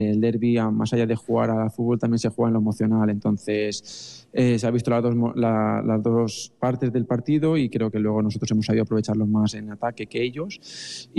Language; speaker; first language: Spanish; native; Spanish